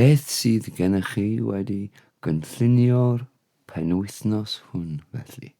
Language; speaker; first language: Welsh; non-native, learner; English